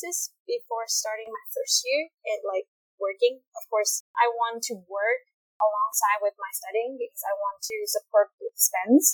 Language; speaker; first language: English; non-native, fluent; Vietnamese